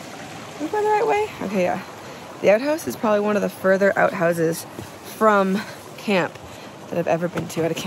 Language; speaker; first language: English; native; English